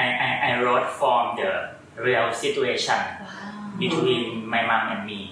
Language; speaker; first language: English; non-native, learner; Thai